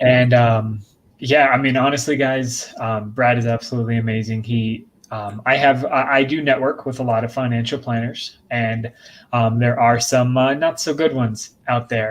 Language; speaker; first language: English; native; English